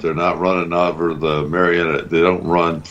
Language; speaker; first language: English; native; English